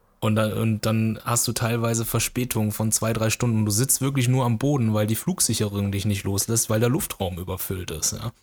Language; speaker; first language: German; early bilingual, other home language; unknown